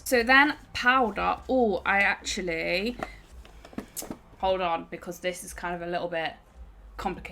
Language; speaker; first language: English; native; English